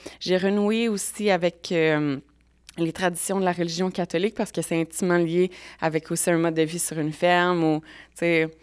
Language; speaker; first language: French; native; French